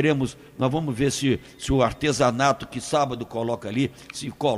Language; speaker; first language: Portuguese; native; Portuguese